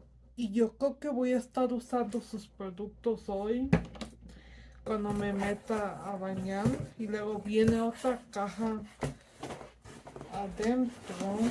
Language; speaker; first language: Spanish; early bilingual, heritage; Spanish